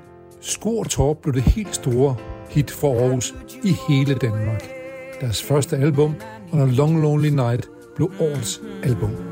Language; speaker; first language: Danish; native; Danish